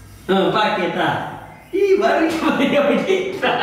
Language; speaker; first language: Indonesian; non-native, learner; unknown